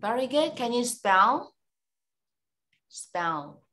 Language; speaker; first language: English; non-native, fluent; Vietnamese